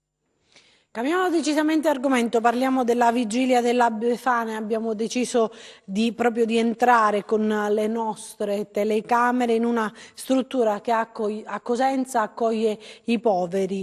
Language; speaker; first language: Italian; native; Italian